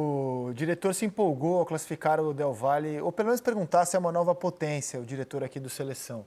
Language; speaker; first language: Portuguese; native; Portuguese